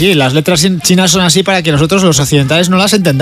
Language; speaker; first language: Spanish; native; Spanish